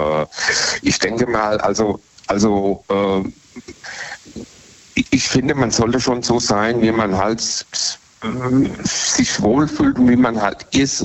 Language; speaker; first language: German; native; German